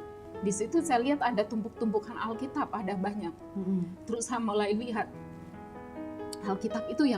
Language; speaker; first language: Indonesian; non-native, local second language; Javanese